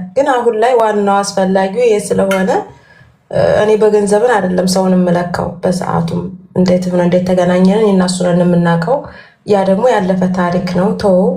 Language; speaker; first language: Amharic; native; Amharic